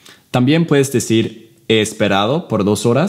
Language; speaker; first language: Spanish; non-native, fluent; English